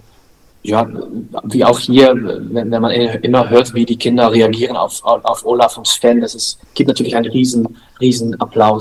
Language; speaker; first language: German; non-native, learner; Dutch